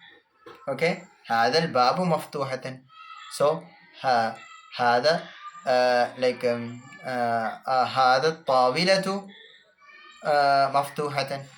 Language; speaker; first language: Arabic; non-native, learner; Malayalam